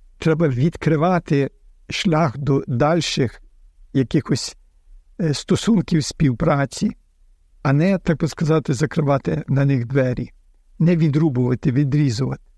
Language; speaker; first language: Ukrainian; early bilingual, heritage; Ukrainian